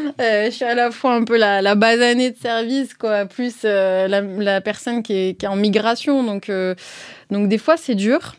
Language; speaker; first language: French; early bilingual, other home language; Arabic